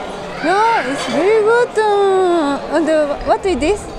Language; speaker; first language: English; non-native, learner; Japanese